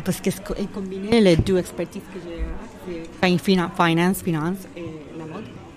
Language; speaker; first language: French; non-native, learner; Spanish